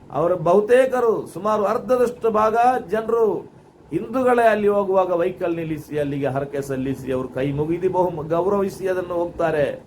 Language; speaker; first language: Kannada; non-native, local second language; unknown